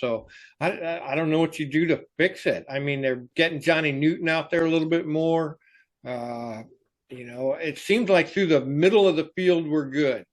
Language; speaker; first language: English; native; English